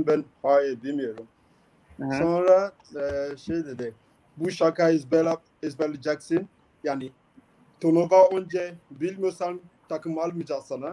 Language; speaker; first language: Turkish; non-native, learner; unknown